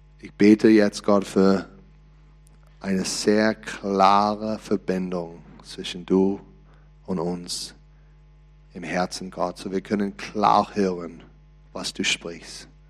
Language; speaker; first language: German; non-native, learner; English